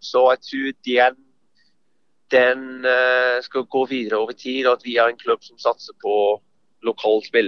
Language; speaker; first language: Norwegian; non-native, fluent; English